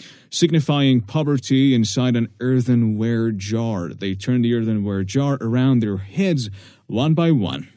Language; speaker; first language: English; non-native, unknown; Persian